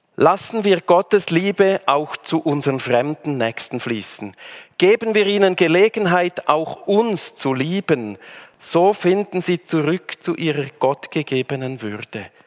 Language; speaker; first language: German; native; German